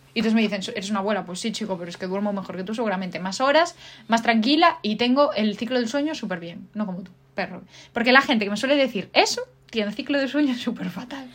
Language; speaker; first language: Spanish; native; Spanish